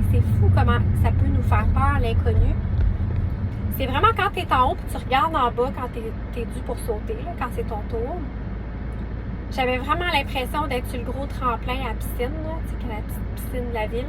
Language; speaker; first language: French; native; French